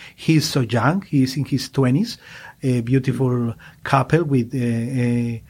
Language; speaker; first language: English; non-native, learner; Spanish